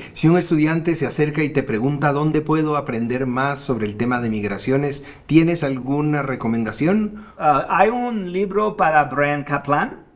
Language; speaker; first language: Spanish; non-native, fluent; French